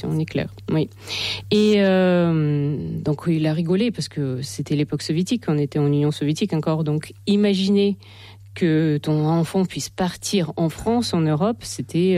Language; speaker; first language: French; non-native, fluent; Russian